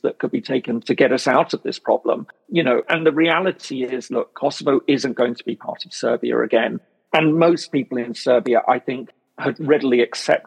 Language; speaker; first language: English; native; English